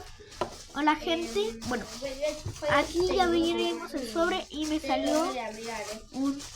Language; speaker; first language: Spanish; native; Spanish